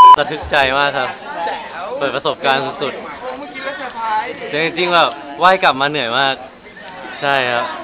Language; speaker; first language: Thai; native; Thai